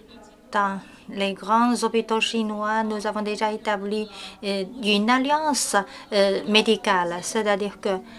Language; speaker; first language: French; non-native, fluent; Chinese